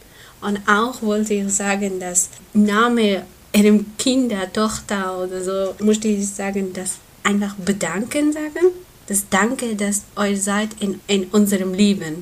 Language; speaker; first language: German; non-native, learner; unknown